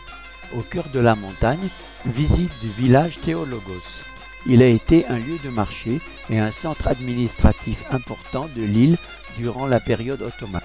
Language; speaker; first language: French; native; French